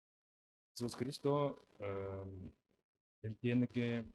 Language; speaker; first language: Spanish; non-native, learner; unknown